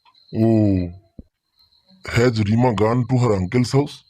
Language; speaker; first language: English; non-native, local second language; Bangla